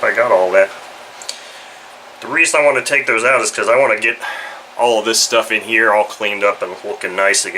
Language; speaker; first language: English; native; English